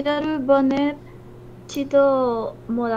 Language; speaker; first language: Korean; non-native, learner; Spanish